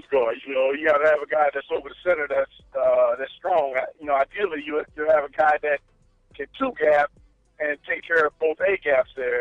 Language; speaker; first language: English; native; English